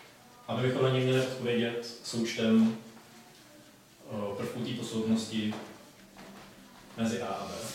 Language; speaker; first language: Czech; native; Czech